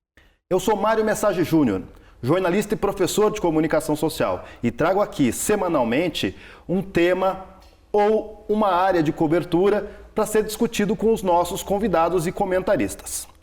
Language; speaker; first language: Portuguese; native; Portuguese